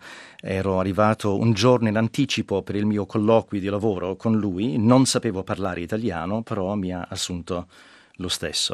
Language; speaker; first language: Italian; non-native, fluent; English